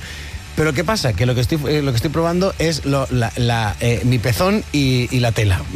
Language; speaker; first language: Spanish; native; Spanish